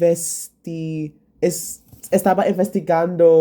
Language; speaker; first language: Spanish; non-native, learner; English